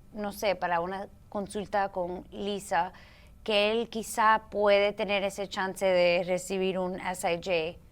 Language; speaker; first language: Spanish; early bilingual, heritage; Spanish